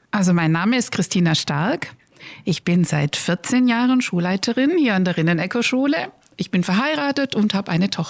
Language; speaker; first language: German; native; German